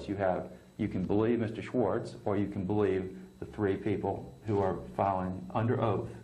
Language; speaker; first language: English; native; English